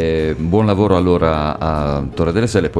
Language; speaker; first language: Italian; native; Italian